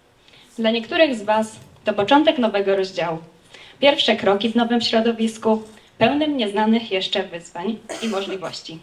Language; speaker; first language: Polish; native; Polish